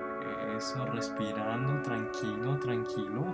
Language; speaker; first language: Spanish; native; Spanish